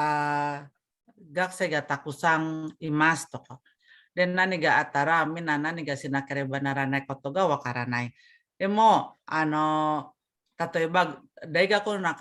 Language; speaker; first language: Japanese; non-native, learner; Indonesian